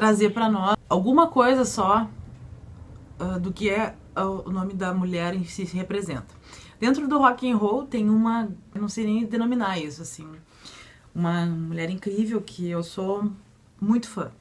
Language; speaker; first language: Portuguese; native; Portuguese